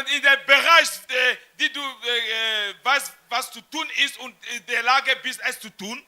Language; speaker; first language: German; non-native, fluent; French